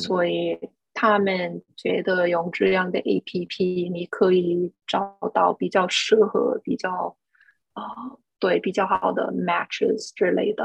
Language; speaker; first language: Chinese; non-native, fluent; English